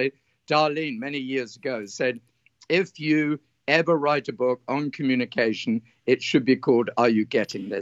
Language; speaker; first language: English; native; English